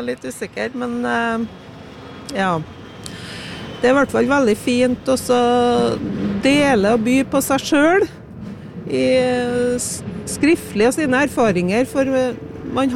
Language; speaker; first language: Norwegian; native; Norwegian